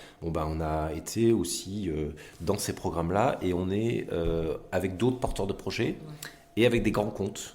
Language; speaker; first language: French; native; French